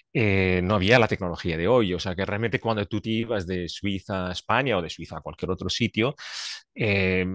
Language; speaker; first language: Spanish; non-native, fluent; Swiss German